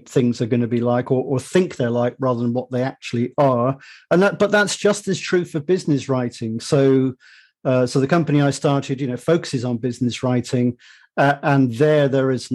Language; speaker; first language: English; native; English